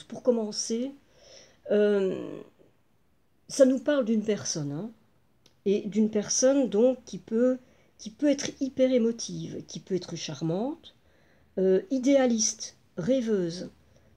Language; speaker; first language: French; native; French